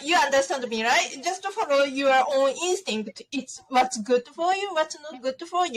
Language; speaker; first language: English; non-native, fluent; Japanese